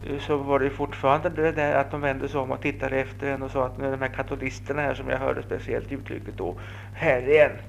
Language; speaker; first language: Swedish; native; Swedish